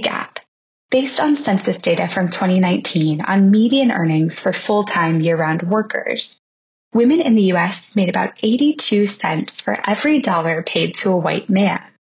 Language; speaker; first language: English; native; English